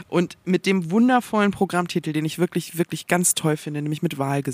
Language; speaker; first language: German; native; German